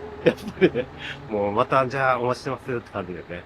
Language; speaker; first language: Japanese; native; Japanese